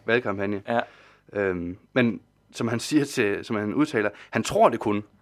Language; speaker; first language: Danish; native; Danish